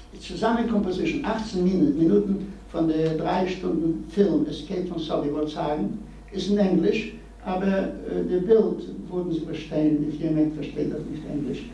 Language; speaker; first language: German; non-native, learner; Polish